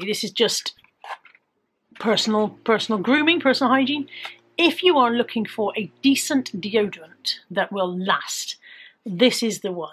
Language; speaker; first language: English; native; English